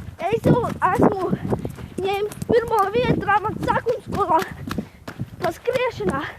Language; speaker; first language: Latvian; non-native, local second language; Russian